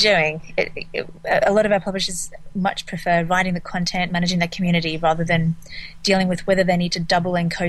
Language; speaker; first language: English; native; English